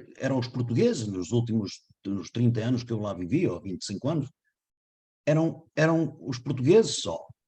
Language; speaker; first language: Portuguese; native; Portuguese